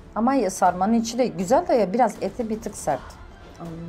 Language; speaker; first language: Turkish; native; Turkish